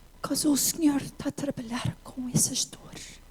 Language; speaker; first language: Portuguese; early bilingual, heritage; English